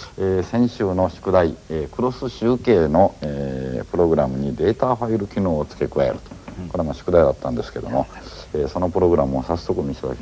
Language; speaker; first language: Japanese; native; Japanese